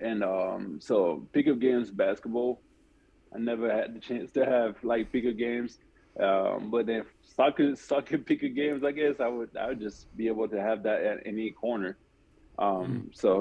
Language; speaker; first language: English; non-native, fluent; French